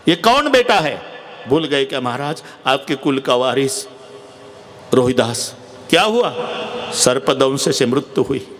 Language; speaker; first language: Hindi; non-native, local second language; Marathi